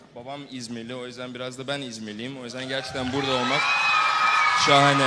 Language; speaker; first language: Turkish; early bilingual, heritage; Turkish